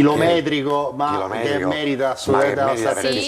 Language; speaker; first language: Italian; native; Italian